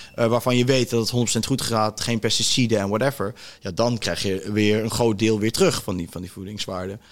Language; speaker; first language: Dutch; native; Dutch